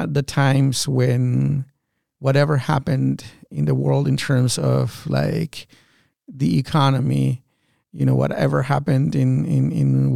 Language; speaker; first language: English; non-native, fluent; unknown